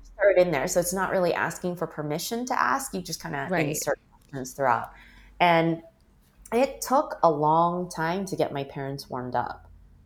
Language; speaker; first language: English; native; English